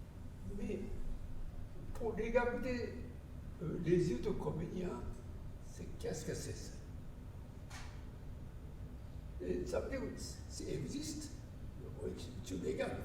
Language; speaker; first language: French; non-native, learner; Japanese